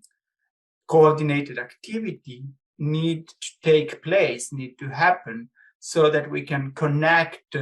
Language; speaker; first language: English; non-native, fluent; Italian